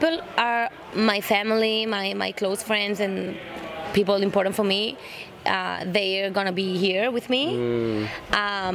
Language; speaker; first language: English; non-native, fluent; Spanish